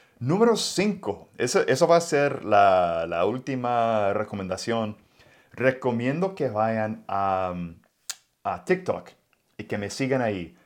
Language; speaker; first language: Spanish; non-native, fluent; English